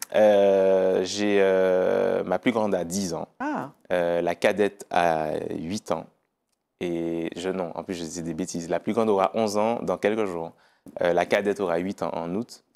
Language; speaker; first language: French; native; French